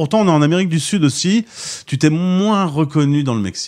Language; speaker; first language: French; native; French